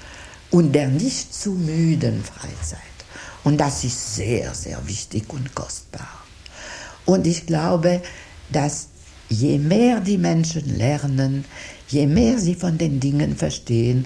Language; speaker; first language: German; non-native, fluent; French